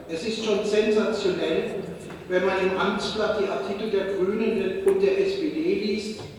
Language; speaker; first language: German; native; German